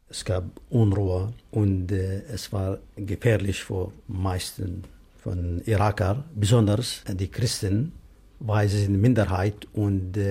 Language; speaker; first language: German; non-native, fluent; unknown